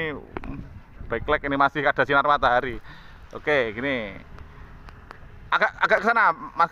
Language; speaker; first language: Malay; non-native, local second language; Javanese